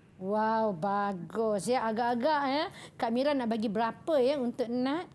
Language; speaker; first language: Malay; native; Malay